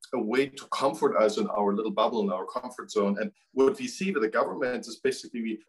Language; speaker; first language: English; non-native, fluent; German